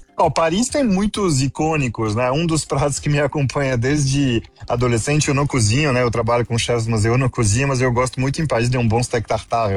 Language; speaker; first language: Portuguese; non-native, fluent; French